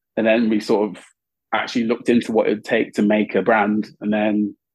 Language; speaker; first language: English; native; English